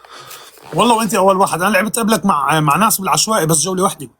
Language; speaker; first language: Arabic; native; Arabic